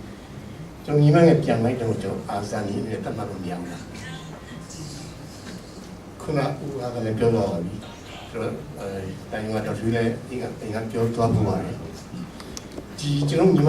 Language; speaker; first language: Burmese; non-native, local second language; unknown